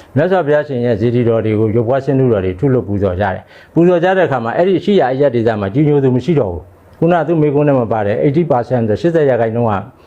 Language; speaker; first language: Burmese; native; Burmese